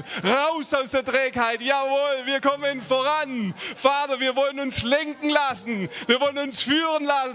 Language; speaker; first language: German; native; German